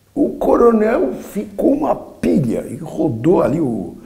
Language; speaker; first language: Portuguese; early bilingual, other home language; Polish